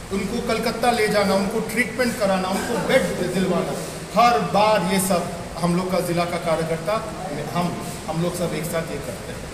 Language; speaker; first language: Hindi; non-native, local second language; Bangla